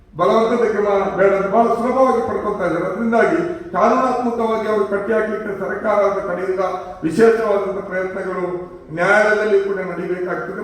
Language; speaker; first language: Kannada; non-native, local second language; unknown